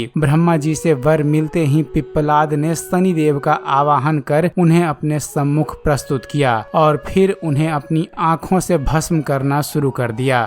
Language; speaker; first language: Hindi; native; Hindi